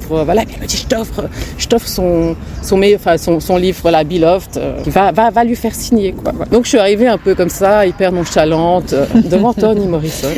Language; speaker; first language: French; non-native, local second language; Romanian